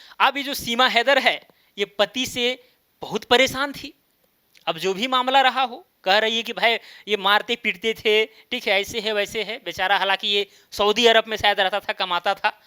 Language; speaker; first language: Hindi; native; Hindi